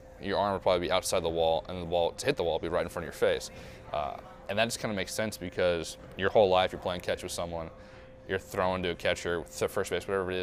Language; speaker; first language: English; native; English